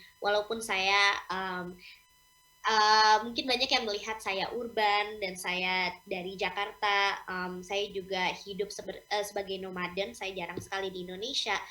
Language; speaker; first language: Indonesian; non-native, local second language; English